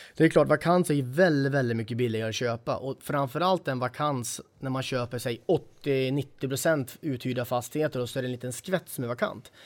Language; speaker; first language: Swedish; native; Swedish